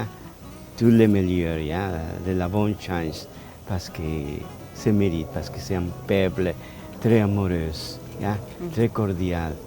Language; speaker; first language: French; non-native, fluent; Spanish